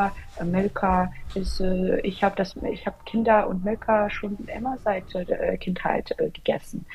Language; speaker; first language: German; non-native, fluent; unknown